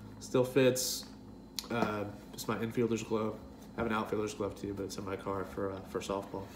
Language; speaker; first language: English; native; English